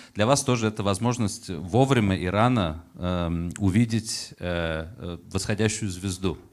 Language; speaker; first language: Russian; early bilingual, heritage; Russian